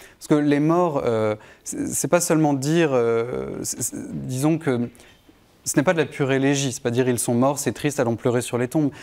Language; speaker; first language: French; native; French